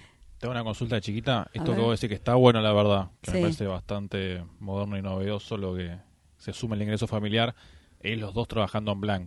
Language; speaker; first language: Spanish; native; Spanish